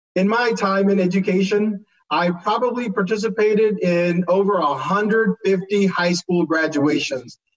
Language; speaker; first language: English; early bilingual, other home language; Spanish